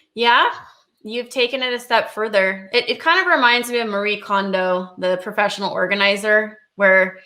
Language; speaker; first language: English; native; English